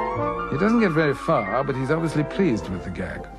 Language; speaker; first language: English; native; English